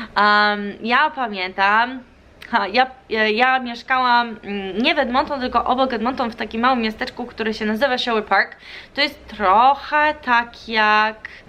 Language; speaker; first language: Polish; early bilingual, heritage; Polish